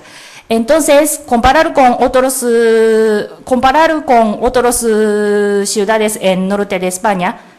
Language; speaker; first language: Spanish; non-native, learner; Japanese